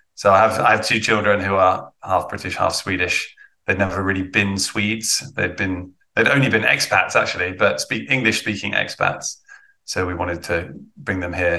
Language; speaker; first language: English; native; English